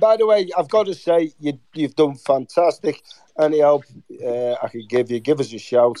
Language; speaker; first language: English; native; English